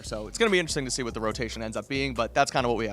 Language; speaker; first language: English; native; English